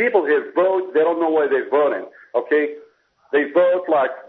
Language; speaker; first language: English; non-native, fluent; Berber languages